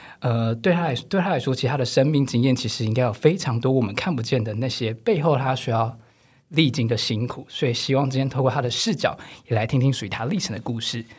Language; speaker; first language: Chinese; native; Chinese